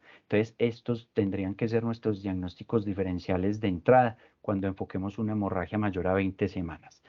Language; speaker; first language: Spanish; native; Spanish